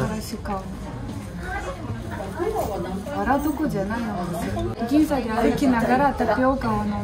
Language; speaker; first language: Japanese; non-native, fluent; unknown